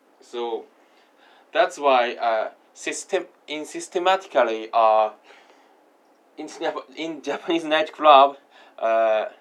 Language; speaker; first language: English; non-native, learner; Japanese